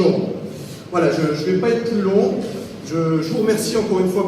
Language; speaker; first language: French; native; French